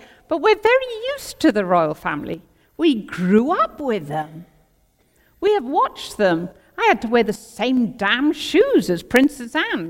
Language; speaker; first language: English; native; English